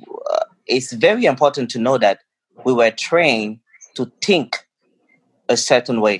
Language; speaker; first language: English; non-native, local second language; French